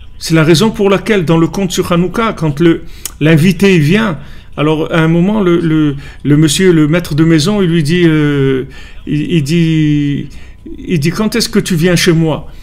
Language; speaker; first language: French; native; French